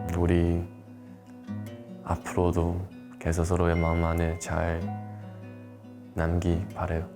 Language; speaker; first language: Korean; non-native, learner; Chinese